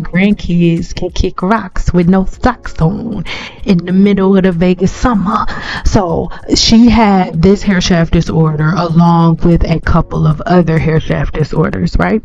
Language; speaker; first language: English; native; English